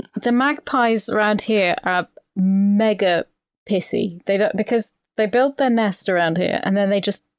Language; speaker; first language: English; native; English